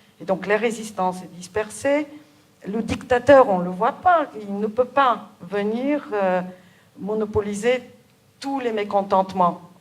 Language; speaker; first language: French; non-native, fluent; Bulgarian